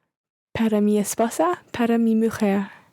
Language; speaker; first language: Spanish; non-native, learner; English